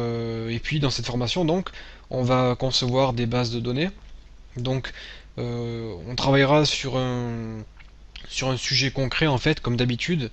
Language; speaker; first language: French; native; French